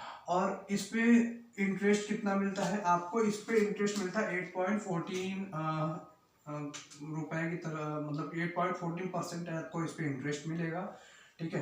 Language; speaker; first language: Hindi; native; Hindi